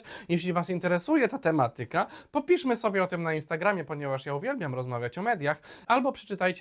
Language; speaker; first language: Polish; native; Polish